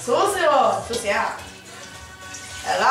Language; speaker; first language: Spanish; non-native, learner; English